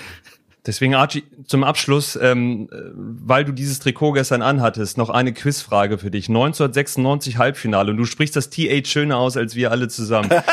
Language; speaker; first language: German; native; German